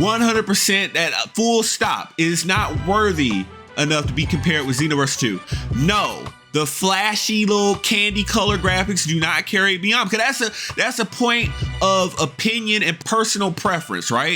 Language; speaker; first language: English; native; English